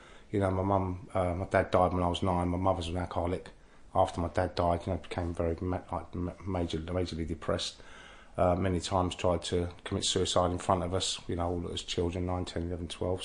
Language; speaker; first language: English; native; English